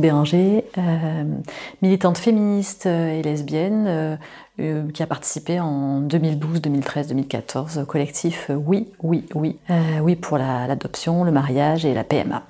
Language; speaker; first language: French; native; French